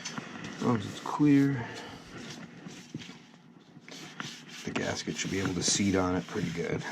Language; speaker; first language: English; native; English